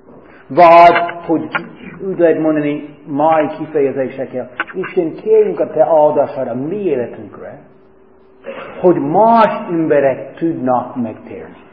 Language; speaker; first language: Hungarian; non-native, fluent; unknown